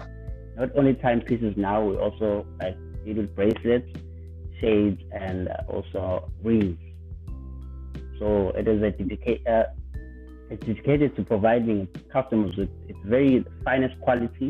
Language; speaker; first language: English; non-native, local second language; Zulu